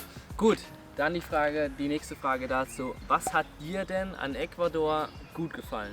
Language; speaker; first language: German; native; German